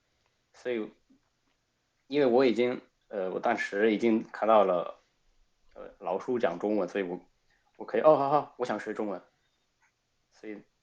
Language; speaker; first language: Chinese; non-native, fluent; Spanish